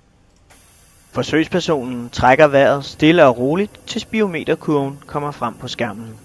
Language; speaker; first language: Danish; native; Danish